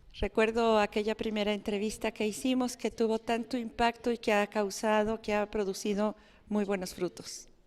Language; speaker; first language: Spanish; native; Spanish